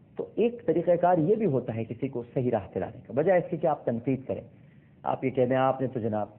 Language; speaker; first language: Urdu; native; Urdu